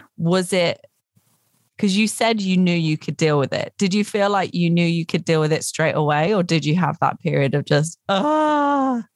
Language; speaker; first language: English; native; English